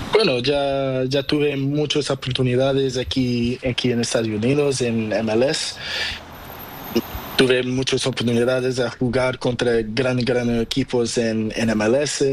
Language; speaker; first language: Spanish; non-native, learner; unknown